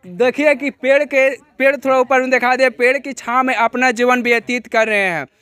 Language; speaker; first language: Hindi; native; Hindi